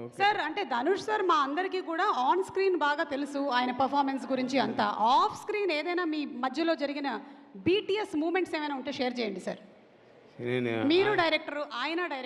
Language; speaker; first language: Telugu; native; Telugu